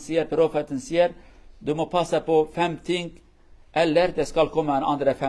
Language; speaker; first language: Swedish; non-native, learner; Kurdish